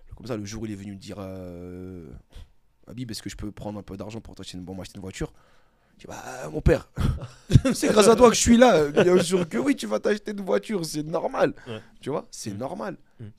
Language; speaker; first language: French; native; French